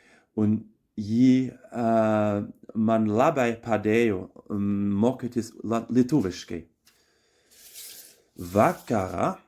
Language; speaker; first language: Lithuanian; non-native, learner; German